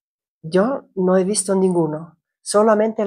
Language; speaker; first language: Spanish; non-native, fluent; Croatian